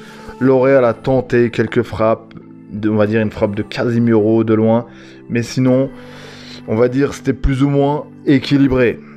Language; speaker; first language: French; native; French